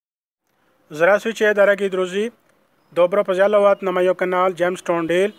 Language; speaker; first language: Russian; non-native, learner; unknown